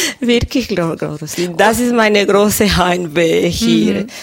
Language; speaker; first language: German; non-native, learner; Spanish